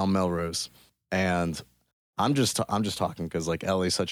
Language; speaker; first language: English; native; English